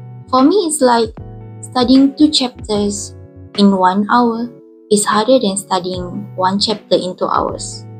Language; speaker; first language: English; non-native, local second language; Malay